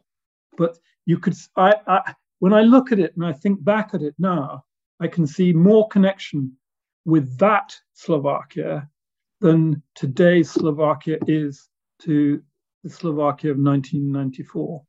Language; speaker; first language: English; native; English